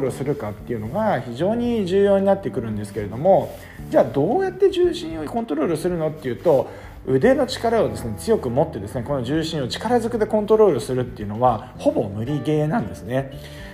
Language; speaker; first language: Japanese; native; Japanese